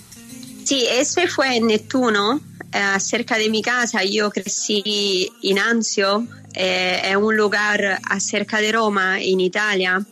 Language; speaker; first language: Spanish; non-native, fluent; Italian